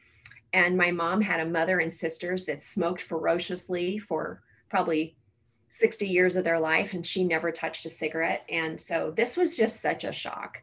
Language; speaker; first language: English; native; English